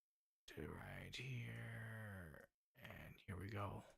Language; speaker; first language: English; native; English